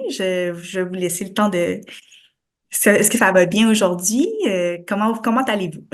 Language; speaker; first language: French; native; French